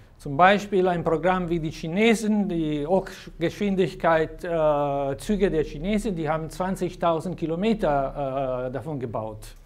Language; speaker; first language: German; non-native, fluent; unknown